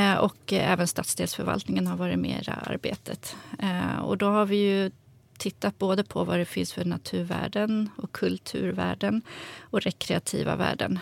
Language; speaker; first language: Swedish; native; Swedish